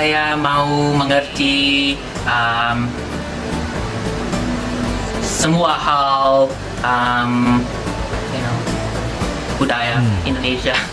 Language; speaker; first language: Indonesian; non-native, learner; English